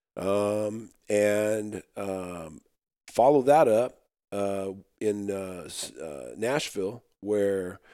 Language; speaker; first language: English; native; English